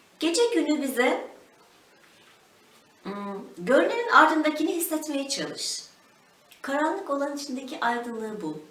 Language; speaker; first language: Turkish; native; Turkish